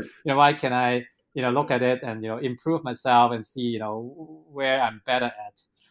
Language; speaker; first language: English; non-native, local second language; Cantonese